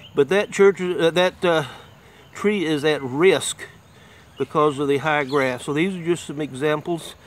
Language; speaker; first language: English; native; English